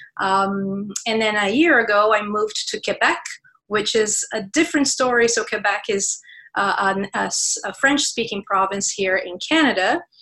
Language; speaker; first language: English; non-native, fluent; Portuguese